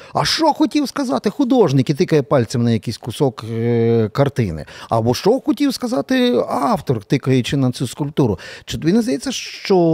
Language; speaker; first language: Ukrainian; native; Ukrainian